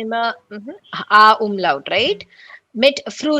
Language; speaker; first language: German; non-native, learner; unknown